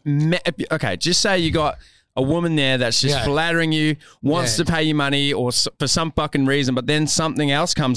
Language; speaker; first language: English; native; English